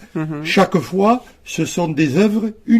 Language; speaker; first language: French; native; French